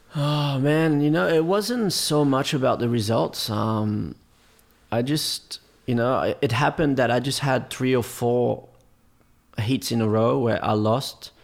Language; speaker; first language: English; non-native, fluent; French